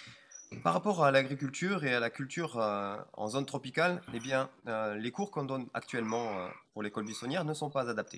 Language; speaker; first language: French; native; French